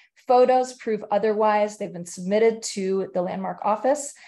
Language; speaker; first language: English; native; English